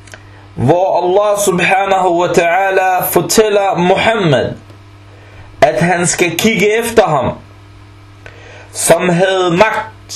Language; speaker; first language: Danish; early bilingual, other home language; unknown